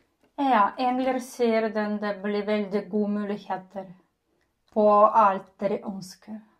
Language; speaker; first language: Norwegian; non-native, learner; Ukrainian